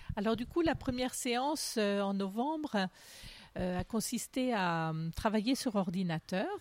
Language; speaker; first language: French; native; French